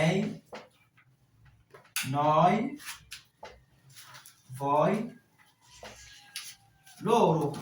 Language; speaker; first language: Italian; non-native, fluent; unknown